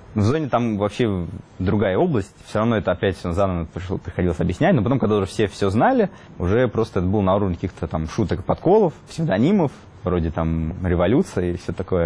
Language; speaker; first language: Russian; native; Russian